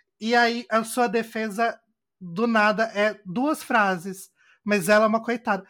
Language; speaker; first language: Portuguese; native; Portuguese